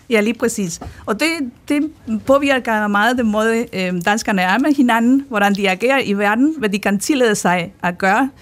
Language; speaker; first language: Danish; non-native, fluent; Spanish